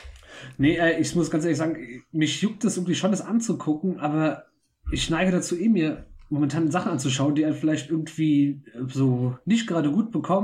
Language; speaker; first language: German; native; German